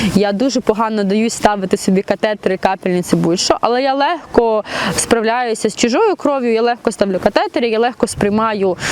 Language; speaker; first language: Ukrainian; non-native, local second language; Russian